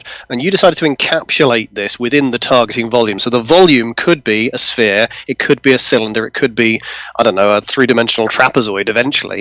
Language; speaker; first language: English; native; English